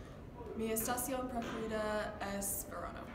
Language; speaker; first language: Spanish; non-native, learner; English